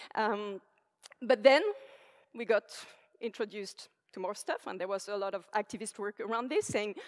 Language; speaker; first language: English; non-native, fluent; French